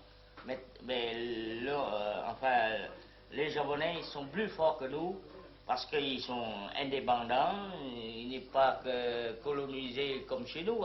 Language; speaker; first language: French; non-native, local second language; Vietnamese